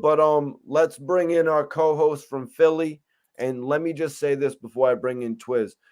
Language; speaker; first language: English; native; English